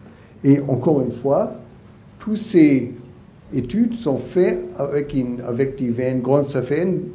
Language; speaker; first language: French; non-native, learner; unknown